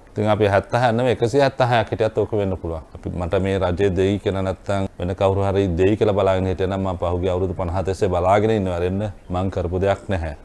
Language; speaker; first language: Sinhala; non-native, local second language; Tamil